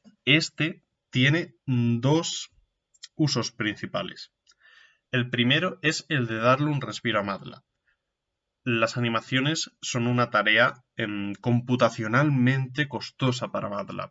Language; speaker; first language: Spanish; native; Spanish